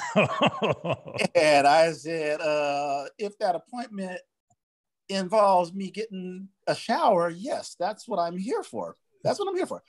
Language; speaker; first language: English; native; English